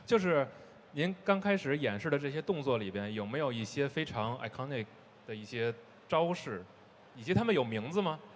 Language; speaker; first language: Chinese; native; Chinese